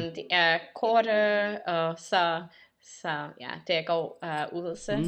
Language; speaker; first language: Danish; non-native, learner; English